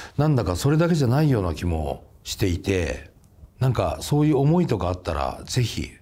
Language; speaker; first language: Japanese; native; Japanese